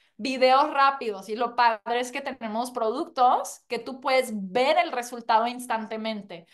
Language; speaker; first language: Spanish; non-native, fluent; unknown